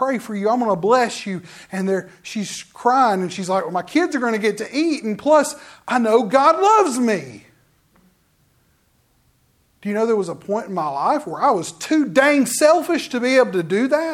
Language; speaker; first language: English; native; English